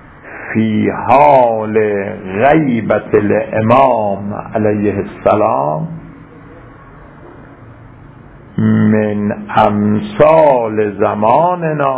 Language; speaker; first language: Persian; native; Persian